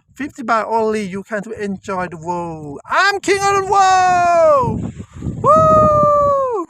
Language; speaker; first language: English; non-native, learner; Thai